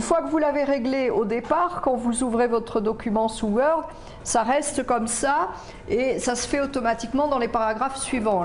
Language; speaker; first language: French; native; French